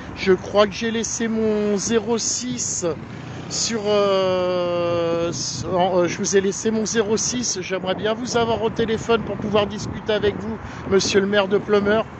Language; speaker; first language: French; native; French